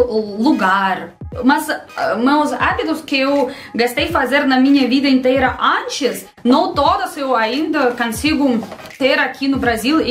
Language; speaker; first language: Portuguese; non-native, learner; Russian